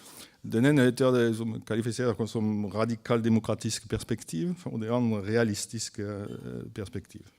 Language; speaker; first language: Norwegian; non-native, fluent; French